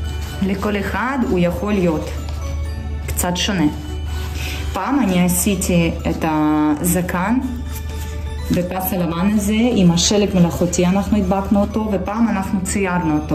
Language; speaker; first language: Hebrew; non-native, fluent; Russian